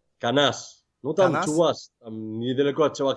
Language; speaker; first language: Russian; non-native, fluent; Spanish